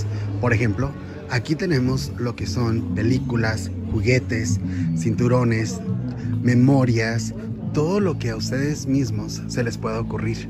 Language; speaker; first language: Spanish; native; Spanish